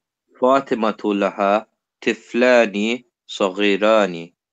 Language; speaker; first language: Arabic; non-native, learner; English